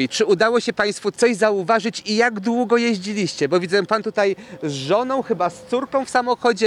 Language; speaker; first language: Polish; native; Polish